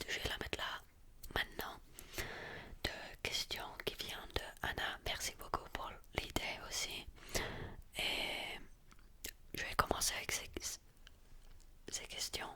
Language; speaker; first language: French; early bilingual, heritage; French